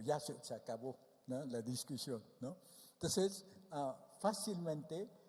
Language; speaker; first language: Spanish; non-native, fluent; Vietnamese